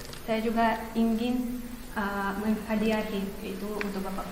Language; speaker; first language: Indonesian; non-native, fluent; Russian